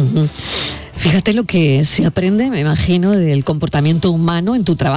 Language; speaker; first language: Spanish; native; Spanish